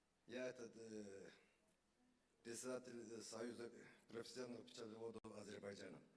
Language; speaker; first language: Russian; non-native, fluent; Azerbaijani